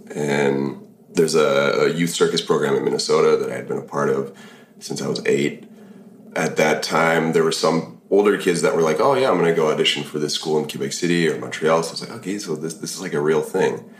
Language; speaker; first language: English; native; English